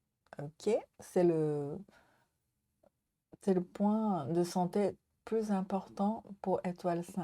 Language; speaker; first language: French; non-native, learner; Japanese